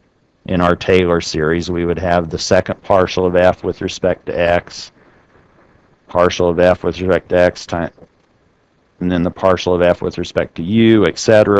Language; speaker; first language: English; native; English